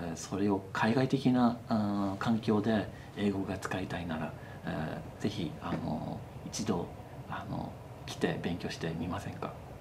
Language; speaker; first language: Japanese; non-native, fluent; English